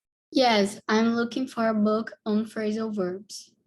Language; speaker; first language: English; non-native, learner; Portuguese